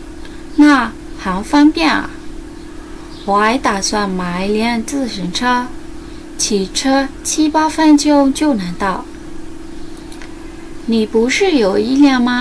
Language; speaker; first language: Chinese; non-native, fluent; Burmese